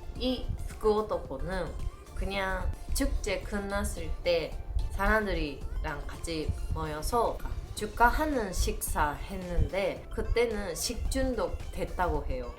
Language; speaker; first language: Korean; non-native, learner; Japanese